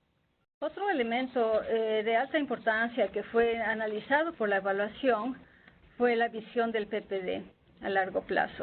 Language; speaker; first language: Spanish; native; Spanish